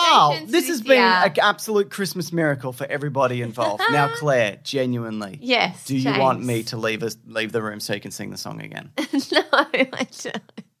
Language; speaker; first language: English; native; English